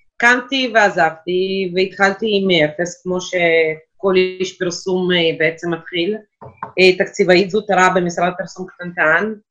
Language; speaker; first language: Hebrew; non-native, fluent; Russian